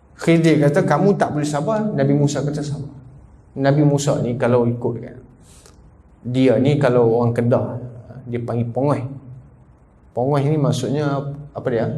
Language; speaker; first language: Malay; native; Malay